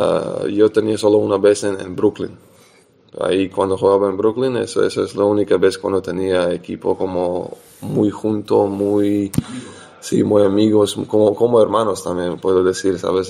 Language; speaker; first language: Spanish; non-native, fluent; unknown